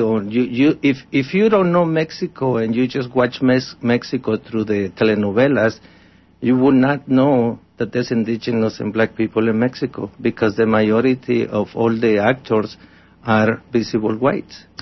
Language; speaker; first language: English; non-native, fluent; Spanish